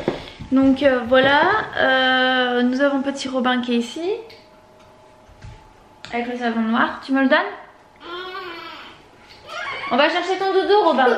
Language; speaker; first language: French; native; French